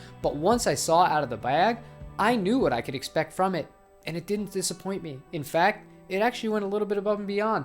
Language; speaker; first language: English; native; English